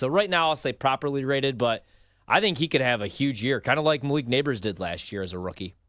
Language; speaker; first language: English; native; English